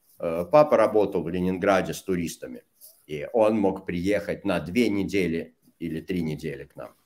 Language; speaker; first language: Russian; native; Russian